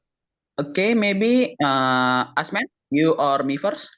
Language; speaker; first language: English; non-native, fluent; Indonesian